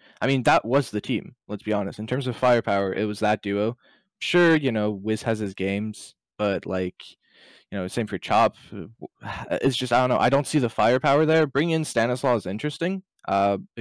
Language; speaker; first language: English; native; English